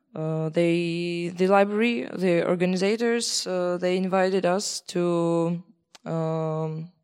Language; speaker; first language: English; non-native, fluent; Belarusian